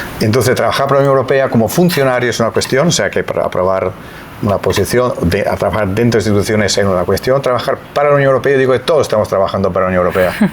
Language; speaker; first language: Spanish; non-native, fluent; Italian